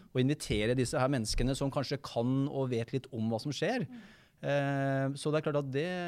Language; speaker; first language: Norwegian; native; Norwegian